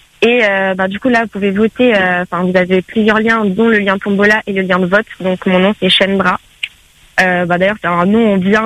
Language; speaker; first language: French; native; French